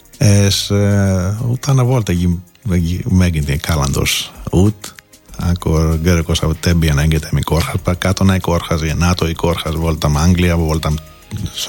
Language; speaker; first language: Hungarian; non-native, fluent; Greek